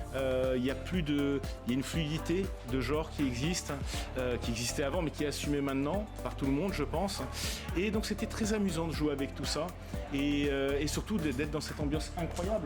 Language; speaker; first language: French; native; French